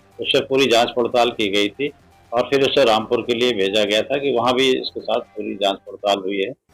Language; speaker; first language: Hindi; native; Hindi